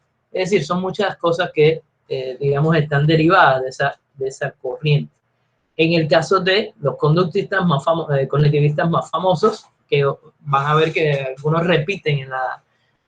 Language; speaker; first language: Spanish; native; Spanish